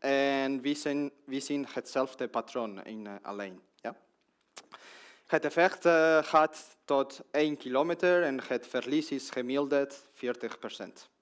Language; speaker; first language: Dutch; non-native, learner; Spanish